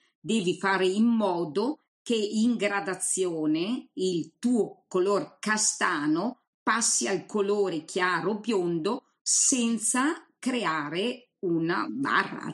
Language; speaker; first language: Italian; native; Italian